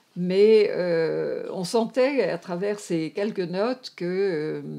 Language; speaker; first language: French; native; French